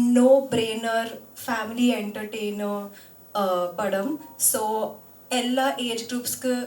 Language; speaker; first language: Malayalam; non-native, local second language; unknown